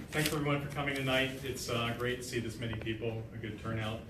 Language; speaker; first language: English; native; English